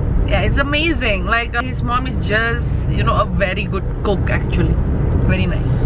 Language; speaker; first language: English; non-native, fluent; Indonesian